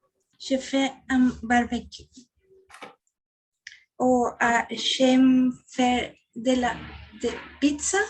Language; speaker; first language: French; non-native, learner; Spanish